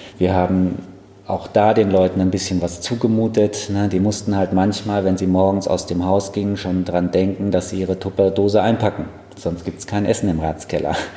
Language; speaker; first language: German; native; German